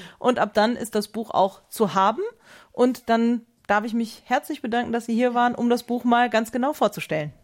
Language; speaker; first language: German; native; German